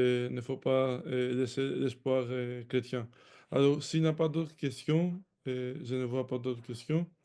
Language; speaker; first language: French; non-native, fluent; Greek